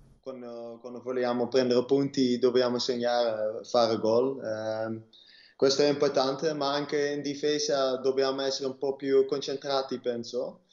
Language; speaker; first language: Italian; non-native, learner; Dutch